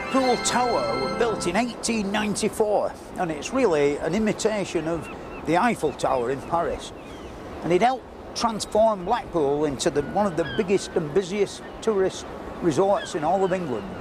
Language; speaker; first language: English; native; English